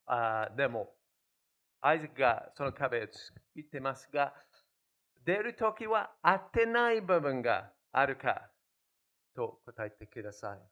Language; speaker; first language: Japanese; non-native, fluent; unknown